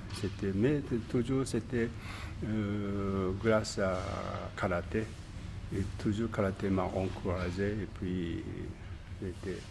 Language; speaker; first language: French; non-native, learner; Japanese